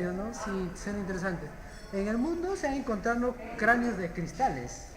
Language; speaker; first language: Spanish; native; Spanish